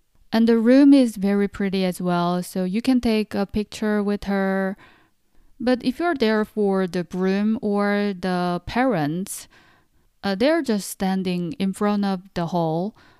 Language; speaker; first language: English; non-native, fluent; Korean